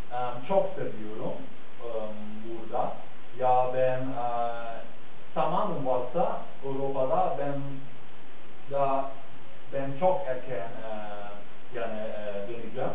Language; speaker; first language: Turkish; non-native, learner; German